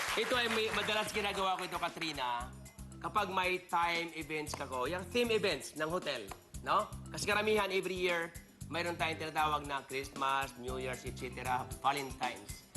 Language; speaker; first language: Filipino; non-native, local second language; Cebuano